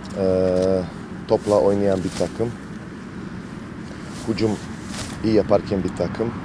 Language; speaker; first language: Turkish; non-native, learner; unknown